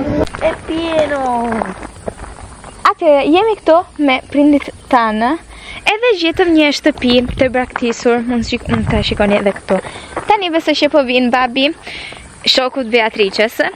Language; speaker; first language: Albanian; early bilingual, heritage; Albanian